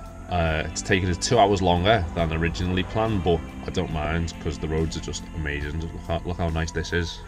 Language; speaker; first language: English; native; English